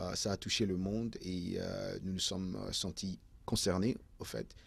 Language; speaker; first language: French; non-native, local second language; Haitian Creole